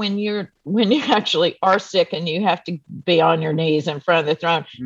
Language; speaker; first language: English; native; English